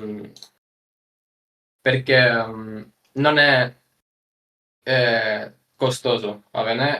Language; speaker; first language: Italian; non-native, learner; Spanish